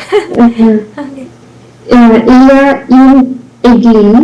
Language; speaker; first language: French; non-native, learner; English